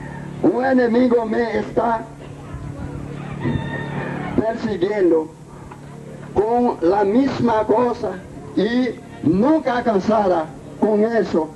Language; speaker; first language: Spanish; non-native, learner; Haitian Creole